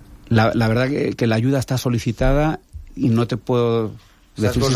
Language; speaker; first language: Spanish; native; Spanish